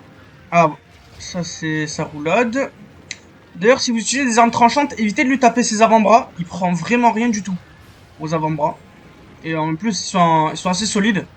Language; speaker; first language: French; native; French